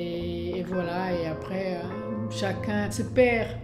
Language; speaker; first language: French; non-native, fluent; Portuguese